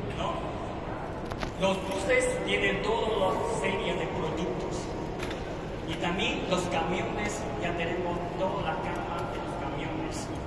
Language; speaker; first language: Spanish; non-native, fluent; Chinese